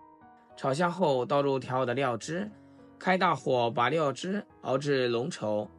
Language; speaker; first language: Chinese; native; Chinese